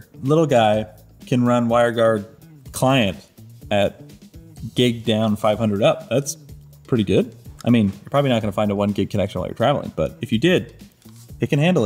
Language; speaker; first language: English; native; English